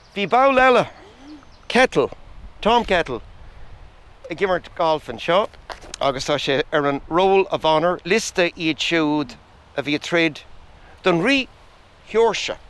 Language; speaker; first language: Irish; non-native, local second language; English